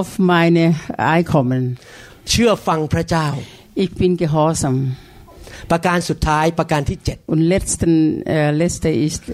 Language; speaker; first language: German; non-native, learner; Thai